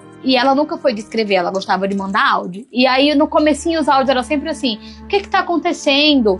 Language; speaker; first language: Portuguese; native; Portuguese